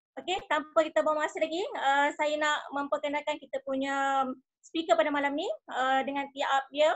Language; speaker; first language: Malay; native; Malay